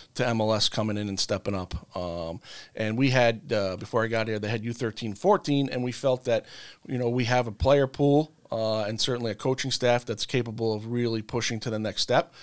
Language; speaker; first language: English; native; English